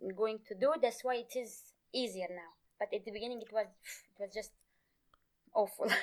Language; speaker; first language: English; non-native, fluent; Kurdish